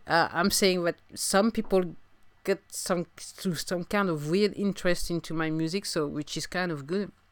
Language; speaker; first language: English; non-native, fluent; French